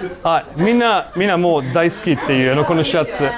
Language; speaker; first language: Japanese; non-native, learner; English